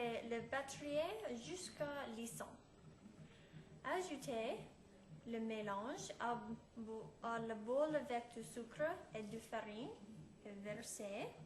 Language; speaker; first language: French; non-native, learner; English